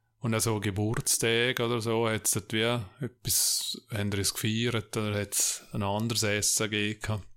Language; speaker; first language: German; native; German